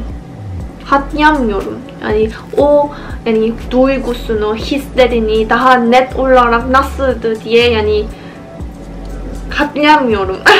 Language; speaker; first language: Turkish; non-native, fluent; Korean